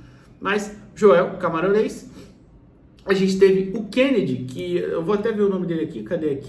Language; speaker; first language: Portuguese; native; Portuguese